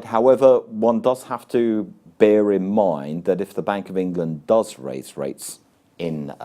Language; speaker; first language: English; native; English